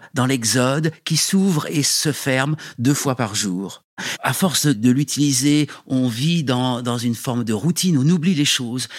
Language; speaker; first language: French; native; French